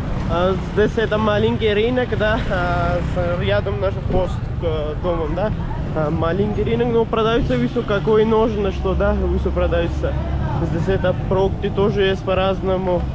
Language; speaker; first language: Russian; non-native, learner; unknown